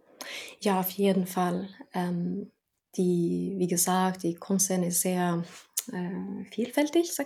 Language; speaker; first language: German; non-native, fluent; Norwegian